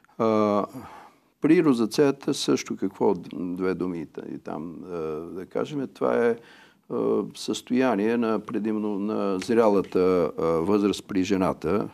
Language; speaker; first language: Bulgarian; native; Bulgarian